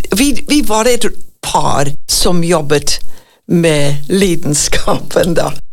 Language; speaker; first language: Norwegian; non-native, fluent; English